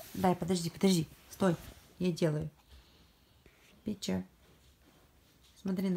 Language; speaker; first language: Russian; native; Russian